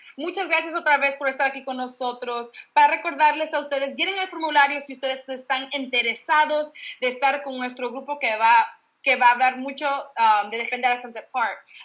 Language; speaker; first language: Spanish; early bilingual, heritage; Spanish